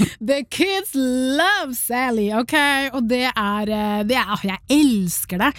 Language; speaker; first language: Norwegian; early bilingual, other home language; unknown